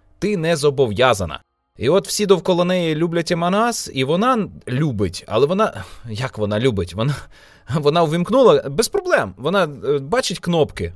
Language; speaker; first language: Ukrainian; native; Ukrainian